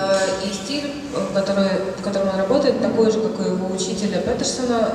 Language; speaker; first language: Russian; native; Russian